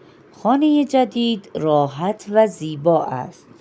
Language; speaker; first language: Persian; non-native, fluent; Urdu